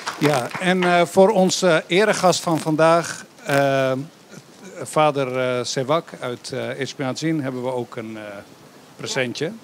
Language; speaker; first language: Dutch; native; Dutch